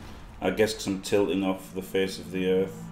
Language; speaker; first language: English; native; English